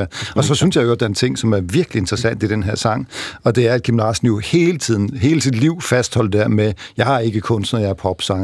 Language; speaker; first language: Danish; native; Danish